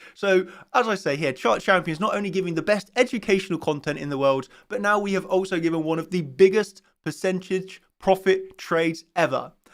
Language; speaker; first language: English; native; English